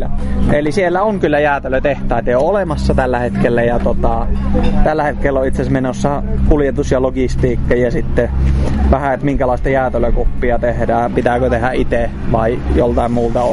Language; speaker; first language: Finnish; native; Finnish